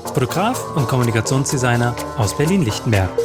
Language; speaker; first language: German; native; German